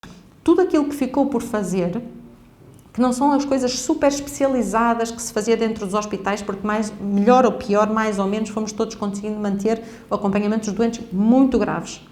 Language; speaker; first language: Portuguese; native; Portuguese